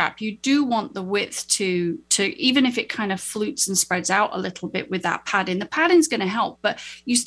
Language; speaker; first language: English; native; English